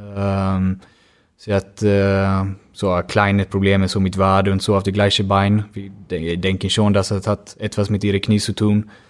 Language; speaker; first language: German; non-native, fluent; Swedish